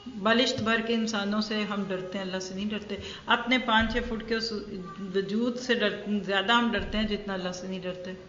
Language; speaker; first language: Urdu; native; Urdu